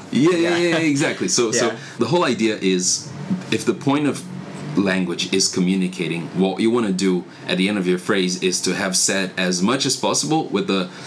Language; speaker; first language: English; non-native, fluent; Portuguese